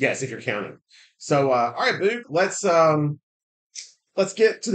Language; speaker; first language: English; native; English